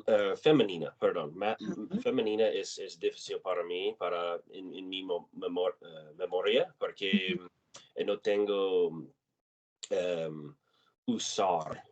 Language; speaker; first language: Spanish; non-native, learner; English